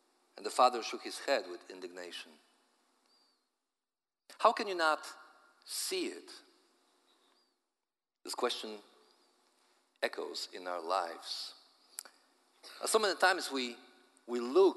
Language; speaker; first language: English; non-native, fluent; Polish